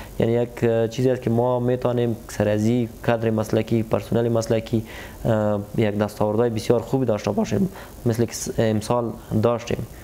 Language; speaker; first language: Persian; non-native, local second language; Pashto